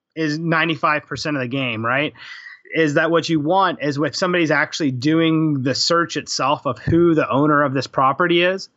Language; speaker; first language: English; native; English